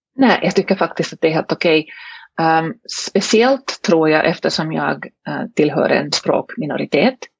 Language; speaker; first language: Swedish; native; Swedish